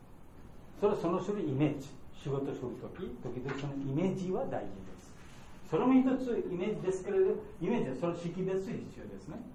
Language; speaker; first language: Japanese; non-native, learner; Bangla